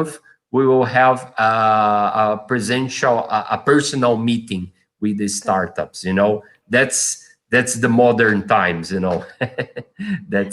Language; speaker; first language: English; non-native, fluent; Portuguese